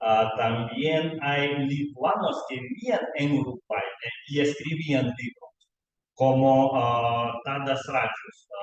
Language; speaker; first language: Spanish; non-native, learner; Lithuanian